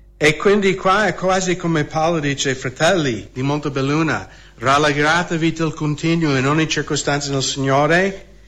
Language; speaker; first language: Italian; non-native, fluent; English